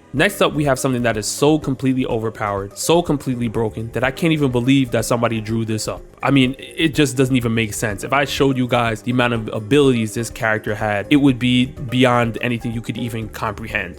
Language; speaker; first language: English; native; English